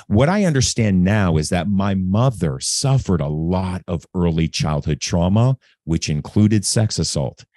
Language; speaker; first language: English; native; English